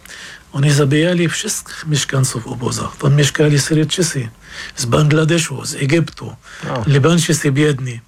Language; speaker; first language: Polish; non-native, fluent; Arabic